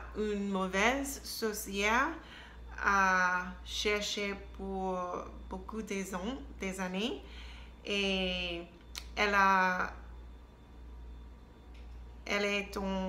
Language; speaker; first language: French; non-native, learner; English